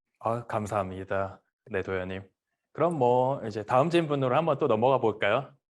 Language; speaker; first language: Korean; native; Korean